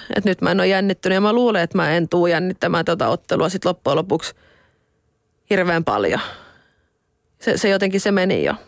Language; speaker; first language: Finnish; non-native, local second language; Swedish